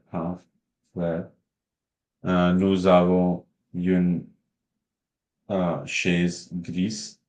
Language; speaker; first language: French; non-native, learner; Hindi